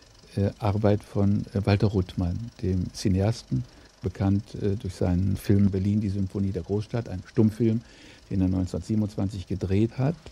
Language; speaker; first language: German; native; German